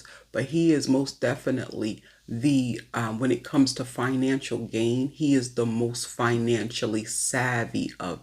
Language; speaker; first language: English; native; English